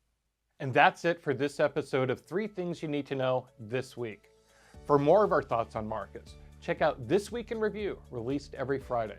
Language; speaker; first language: English; native; English